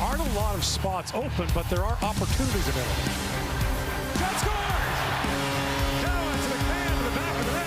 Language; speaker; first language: English; native; English